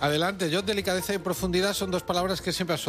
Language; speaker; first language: Spanish; native; Spanish